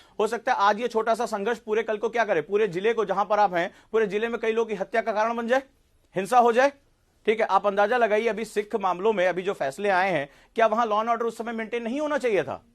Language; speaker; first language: Hindi; native; Hindi